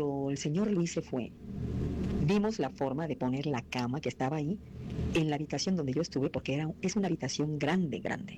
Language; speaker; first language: Spanish; native; Spanish